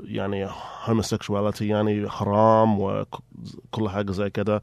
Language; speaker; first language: Arabic; early bilingual, heritage; Arabic